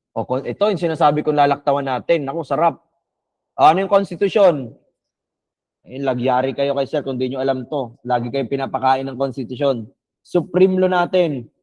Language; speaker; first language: Filipino; non-native, local second language; Bikol